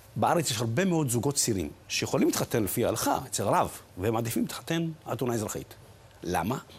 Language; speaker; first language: Hebrew; early bilingual, other home language; Arabic